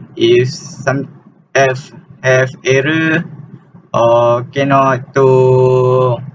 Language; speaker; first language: English; non-native, learner; Malay